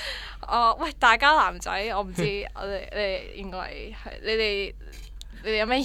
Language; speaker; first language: Chinese; native; Chinese